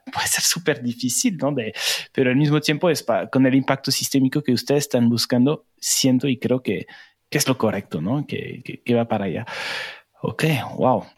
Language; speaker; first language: Spanish; non-native, fluent; French